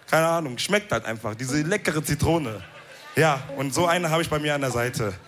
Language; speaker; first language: German; early bilingual, other home language; Wolof